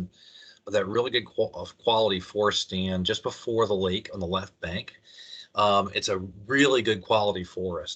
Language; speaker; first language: English; native; English